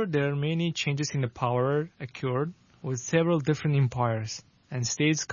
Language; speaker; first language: English; non-native, fluent; Tajik